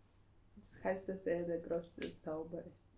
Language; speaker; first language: German; non-native, fluent; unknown